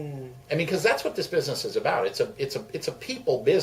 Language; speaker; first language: English; native; English